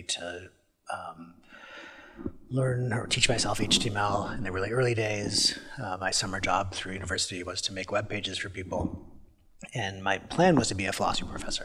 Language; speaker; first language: English; native; English